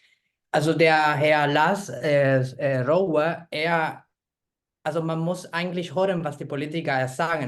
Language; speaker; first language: German; non-native, fluent; Spanish